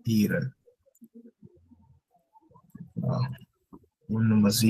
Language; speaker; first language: German; non-native, fluent; Akan